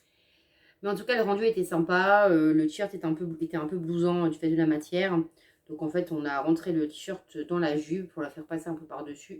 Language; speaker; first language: French; native; French